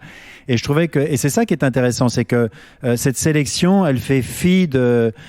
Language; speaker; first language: French; native; French